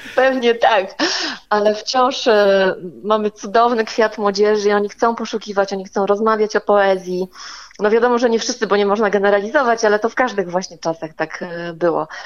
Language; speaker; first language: Polish; native; Polish